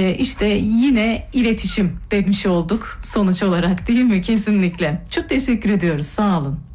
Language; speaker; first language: Turkish; native; Turkish